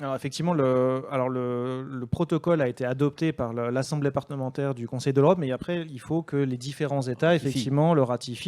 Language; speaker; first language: French; native; French